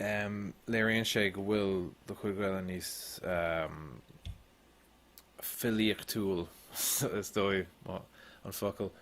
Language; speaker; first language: Irish; non-native, local second language; English